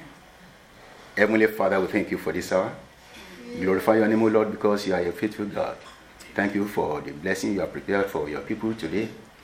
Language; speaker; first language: English; non-native, local second language; Yoruba